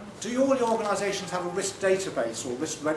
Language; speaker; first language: English; native; English